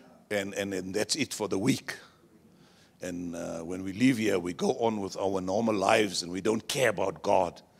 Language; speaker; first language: English; non-native, local second language; Afrikaans